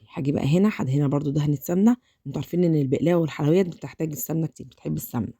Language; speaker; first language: Arabic; native; Arabic